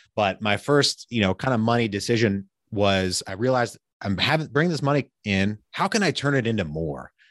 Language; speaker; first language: English; native; English